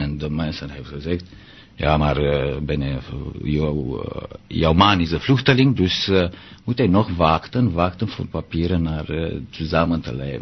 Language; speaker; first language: Dutch; non-native, learner; Romanian